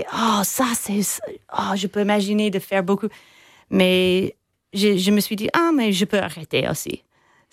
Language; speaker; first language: French; non-native, fluent; English